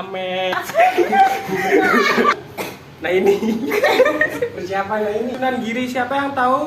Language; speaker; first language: Indonesian; native; Indonesian